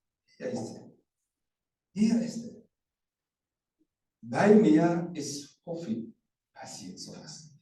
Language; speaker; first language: German; non-native, learner; Rundi